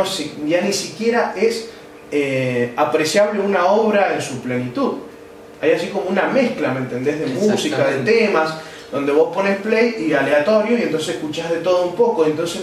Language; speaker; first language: Spanish; native; Spanish